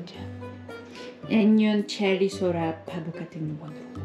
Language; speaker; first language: Korean; non-native, learner; Russian